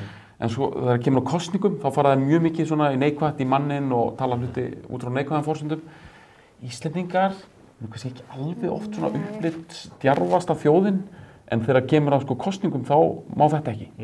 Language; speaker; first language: Icelandic; native; Icelandic